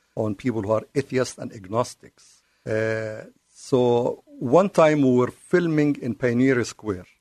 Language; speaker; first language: English; non-native, fluent; Arabic